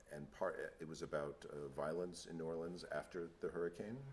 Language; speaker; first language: English; native; English